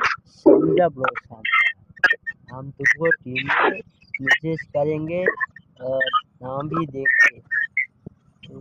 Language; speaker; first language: Hindi; non-native, local second language; Bangla